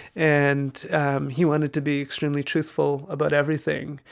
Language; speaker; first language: English; native; English